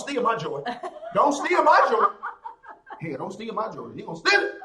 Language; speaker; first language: English; native; English